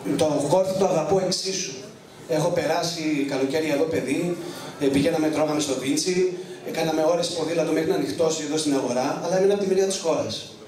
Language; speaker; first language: Greek; native; Greek